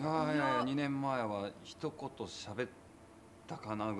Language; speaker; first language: Japanese; native; Japanese